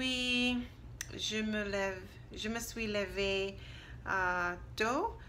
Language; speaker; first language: French; non-native, learner; English